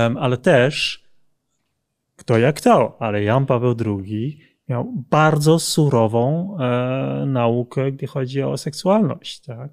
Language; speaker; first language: Polish; non-native, fluent; Dutch